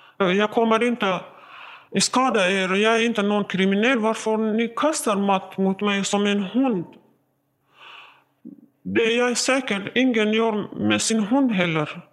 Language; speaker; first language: Swedish; non-native, learner; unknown